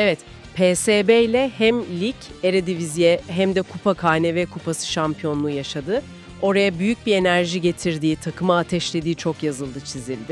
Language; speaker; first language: Turkish; native; Turkish